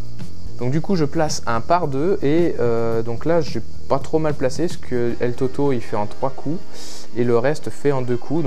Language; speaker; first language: French; native; French